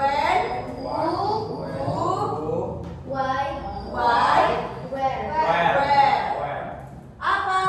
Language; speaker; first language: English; non-native, learner; Indonesian